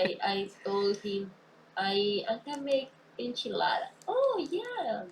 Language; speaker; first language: English; non-native, learner; Spanish